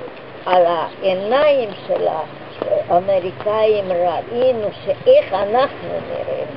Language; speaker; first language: Hebrew; non-native, fluent; Hungarian